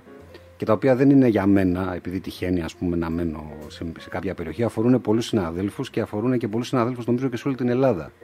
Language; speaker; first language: Greek; native; Greek